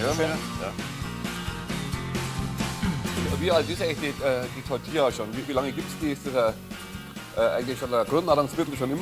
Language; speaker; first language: German; native; German